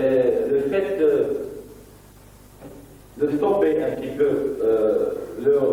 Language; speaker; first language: French; non-native, local second language; Arabic